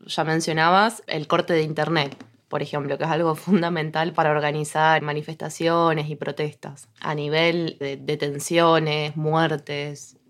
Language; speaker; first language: Spanish; native; Spanish